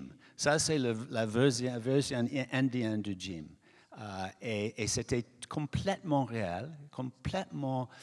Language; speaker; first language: French; non-native, fluent; English